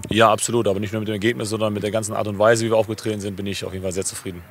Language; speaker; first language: German; native; German